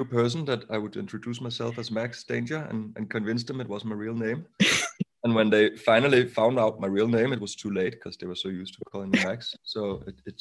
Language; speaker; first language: English; non-native, fluent; Danish